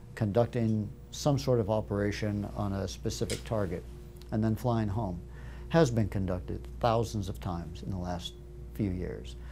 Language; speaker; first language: English; native; English